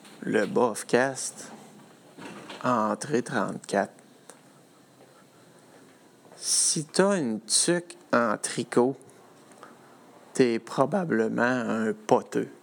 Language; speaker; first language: French; native; French